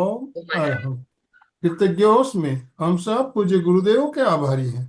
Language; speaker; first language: Hindi; native; Hindi